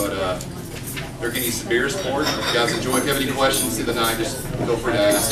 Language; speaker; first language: English; native; English